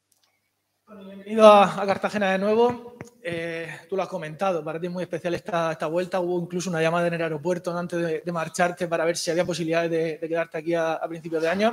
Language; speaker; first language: Spanish; native; Spanish